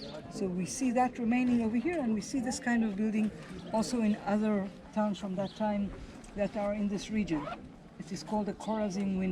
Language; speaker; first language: English; non-native, fluent; Hebrew